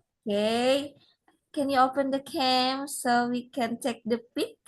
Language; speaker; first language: English; non-native, learner; Indonesian